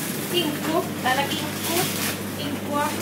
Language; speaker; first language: Finnish; non-native, learner; Swedish